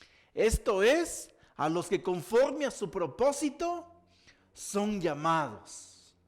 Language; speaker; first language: Spanish; native; Spanish